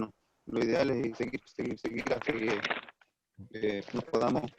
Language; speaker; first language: Spanish; native; Spanish